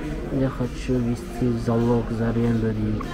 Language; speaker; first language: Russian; non-native, local second language; Kazakh